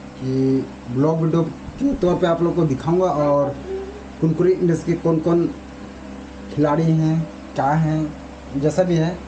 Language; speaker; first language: Hindi; native; Hindi